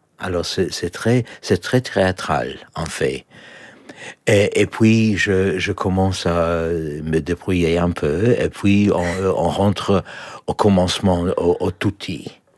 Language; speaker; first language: French; non-native, fluent; English